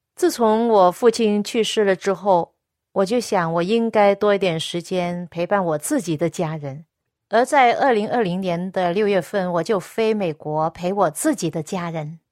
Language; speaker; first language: Chinese; non-native, local second language; Cantonese